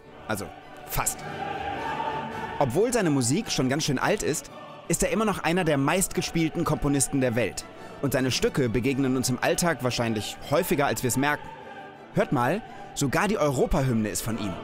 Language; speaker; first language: German; native; German